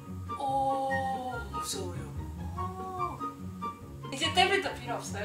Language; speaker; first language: Korean; non-native, fluent; Russian